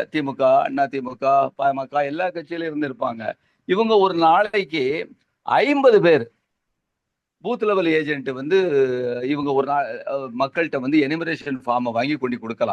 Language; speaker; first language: Tamil; native; Tamil